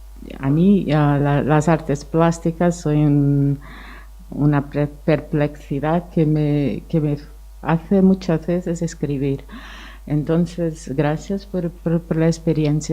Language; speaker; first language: Spanish; non-native, fluent; Portuguese